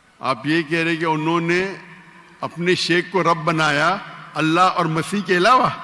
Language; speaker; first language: Urdu; non-native, local second language; Konkani